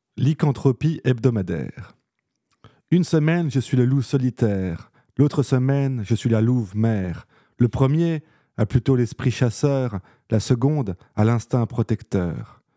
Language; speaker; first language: French; native; French